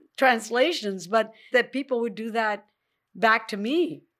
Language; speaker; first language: English; early bilingual, other home language; Spanish